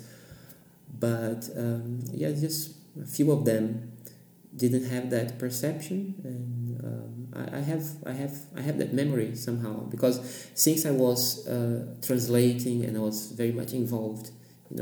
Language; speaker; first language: English; non-native, fluent; Portuguese